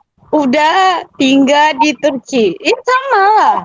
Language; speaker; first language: Indonesian; non-native, local second language; Minangkabau